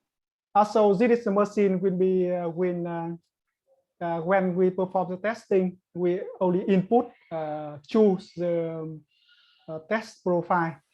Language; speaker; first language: English; non-native, learner; Vietnamese